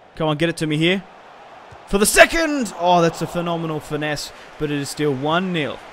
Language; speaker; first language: English; native; English